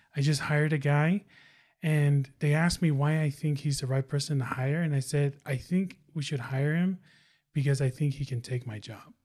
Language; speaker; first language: English; non-native, fluent; Tongan